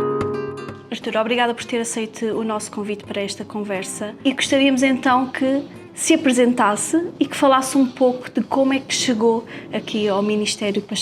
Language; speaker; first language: Portuguese; native; Portuguese